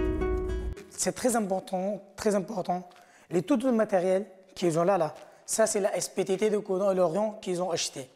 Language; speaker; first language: French; non-native, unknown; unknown